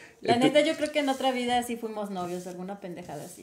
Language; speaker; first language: Spanish; native; Spanish